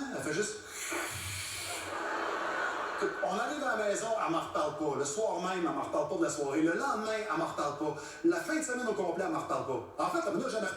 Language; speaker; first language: French; native; French